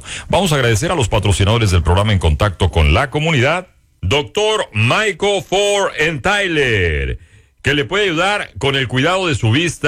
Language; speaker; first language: Spanish; native; Spanish